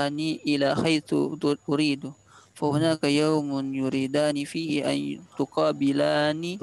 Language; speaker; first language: Arabic; non-native, learner; Indonesian